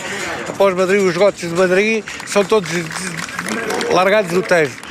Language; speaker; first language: Portuguese; native; Portuguese